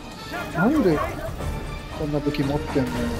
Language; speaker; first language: Japanese; native; Japanese